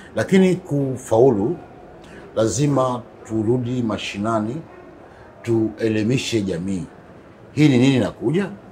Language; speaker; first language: Swahili; non-native, local second language; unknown